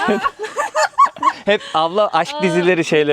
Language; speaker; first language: Turkish; native; Turkish